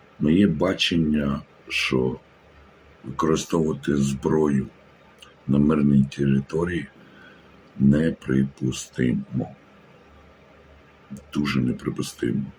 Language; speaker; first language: Ukrainian; native; Ukrainian